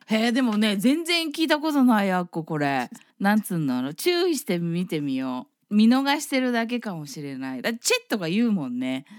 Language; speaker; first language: Japanese; early bilingual, heritage; Japanese